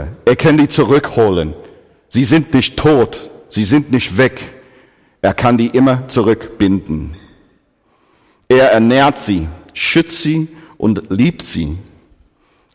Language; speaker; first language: German; non-native, fluent; English